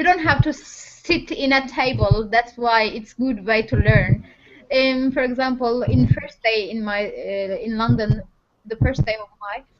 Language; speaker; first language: English; non-native, learner; Turkish